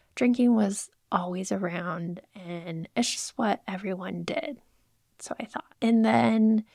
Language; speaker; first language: English; native; English